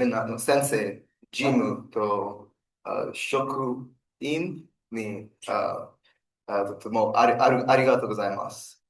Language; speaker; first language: Japanese; non-native, learner; English